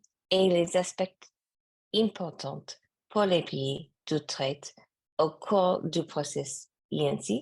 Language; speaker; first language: French; non-native, learner; English